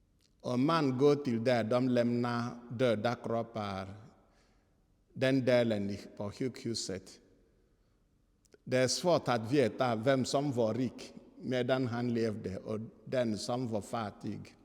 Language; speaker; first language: Swedish; non-native, fluent; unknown